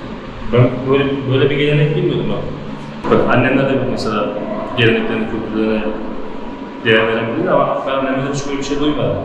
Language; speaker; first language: Turkish; native; Turkish